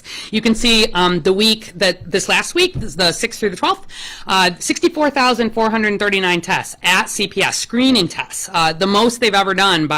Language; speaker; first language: English; native; English